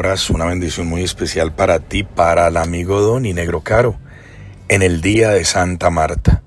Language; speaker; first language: Spanish; native; Spanish